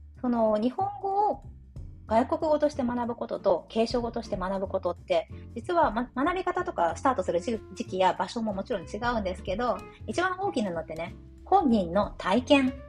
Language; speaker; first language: Japanese; native; Japanese